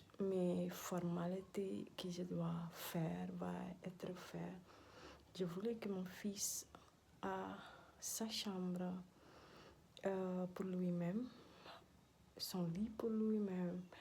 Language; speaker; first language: French; non-native, learner; Dutch